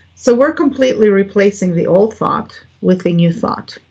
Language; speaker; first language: English; non-native, fluent; Greek